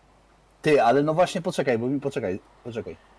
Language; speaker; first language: Polish; native; Polish